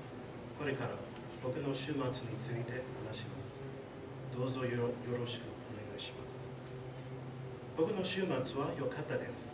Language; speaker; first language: Japanese; non-native, learner; English